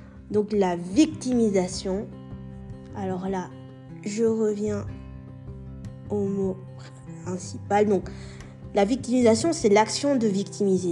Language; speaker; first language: French; native; French